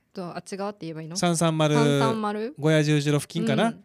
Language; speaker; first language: Japanese; native; Japanese